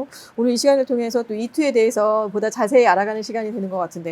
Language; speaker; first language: Korean; native; Korean